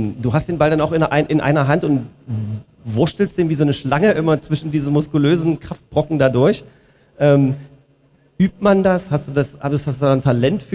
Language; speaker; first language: German; native; German